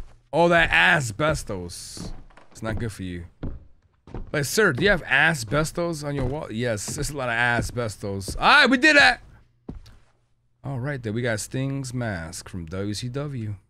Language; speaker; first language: English; native; English